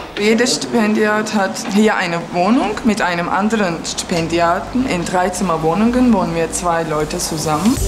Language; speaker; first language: German; non-native, fluent; Turkish